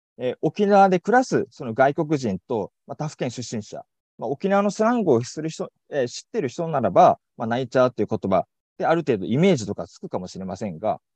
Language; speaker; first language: Japanese; native; Japanese